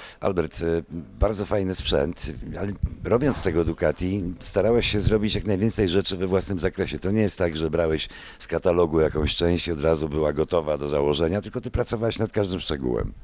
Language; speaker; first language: Polish; native; Polish